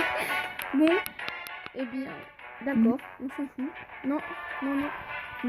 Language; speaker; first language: French; native; French